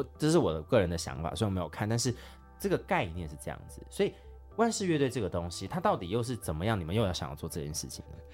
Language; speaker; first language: Chinese; native; Chinese